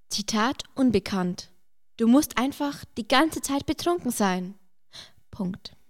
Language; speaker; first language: German; early bilingual, other home language; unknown